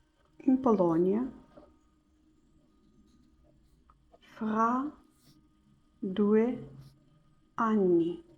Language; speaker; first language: Italian; non-native, learner; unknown